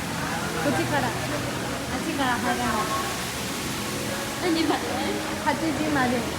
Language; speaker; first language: Japanese; non-native, learner; Mizo